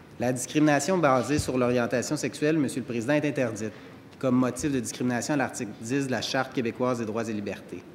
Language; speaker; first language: French; native; French